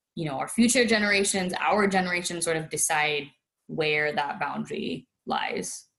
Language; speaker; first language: English; native; English